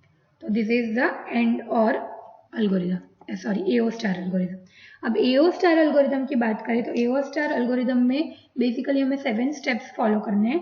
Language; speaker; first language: Hindi; non-native, local second language; Gujarati